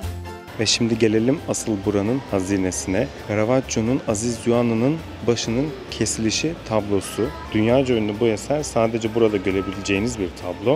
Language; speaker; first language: Turkish; native; Turkish